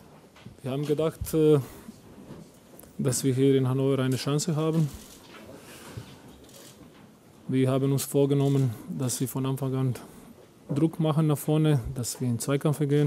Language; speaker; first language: German; non-native, fluent; Croatian